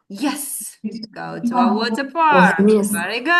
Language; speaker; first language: English; non-native, fluent; Kazakh